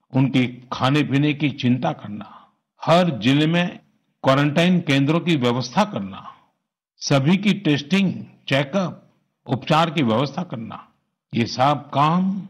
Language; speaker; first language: Hindi; non-native, local second language; Gujarati